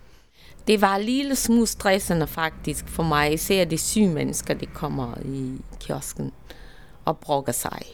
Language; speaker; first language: Danish; non-native, learner; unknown